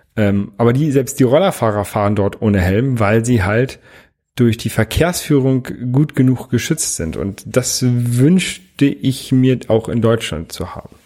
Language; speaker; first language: German; native; German